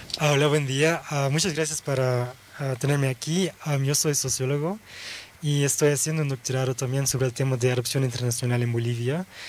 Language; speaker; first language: Spanish; early bilingual, heritage; Dutch